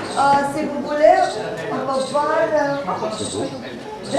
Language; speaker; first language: French; non-native, fluent; Hindi